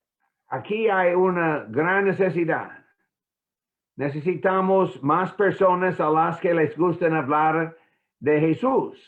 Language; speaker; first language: Spanish; non-native, fluent; English